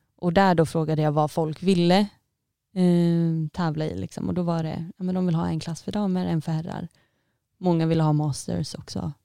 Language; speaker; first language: Swedish; native; Swedish